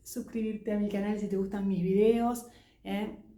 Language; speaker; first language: Spanish; non-native, fluent; French